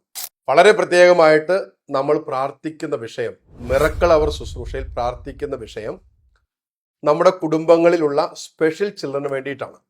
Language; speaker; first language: Malayalam; native; Malayalam